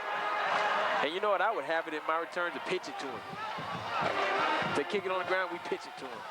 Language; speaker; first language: English; native; English